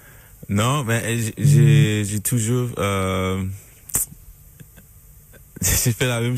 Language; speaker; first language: French; non-native, learner; English